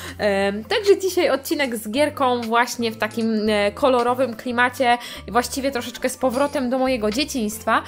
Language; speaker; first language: Polish; native; Polish